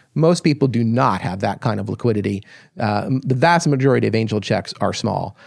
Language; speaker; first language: English; native; English